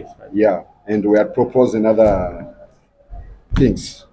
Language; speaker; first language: English; non-native, learner; French